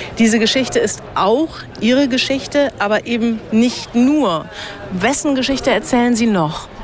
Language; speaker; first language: German; native; German